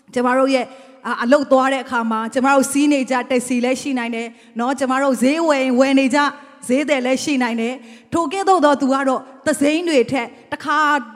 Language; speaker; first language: Burmese; non-native, local second language; Tedim Chin